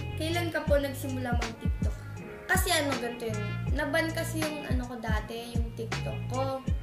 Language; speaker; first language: Filipino; native; Filipino